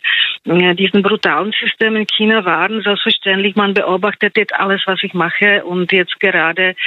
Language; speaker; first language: German; non-native, fluent; Czech